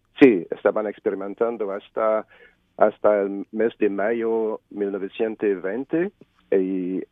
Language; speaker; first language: Spanish; non-native, learner; French